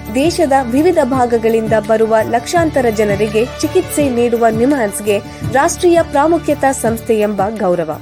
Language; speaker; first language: Kannada; native; Kannada